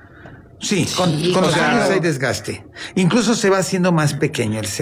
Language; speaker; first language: Spanish; native; Spanish